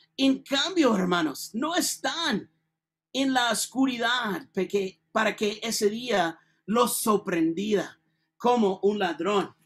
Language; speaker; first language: Spanish; non-native, learner; English